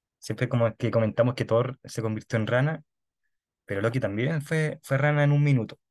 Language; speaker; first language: Spanish; native; Spanish